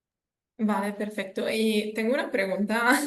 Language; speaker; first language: Spanish; non-native, fluent; Italian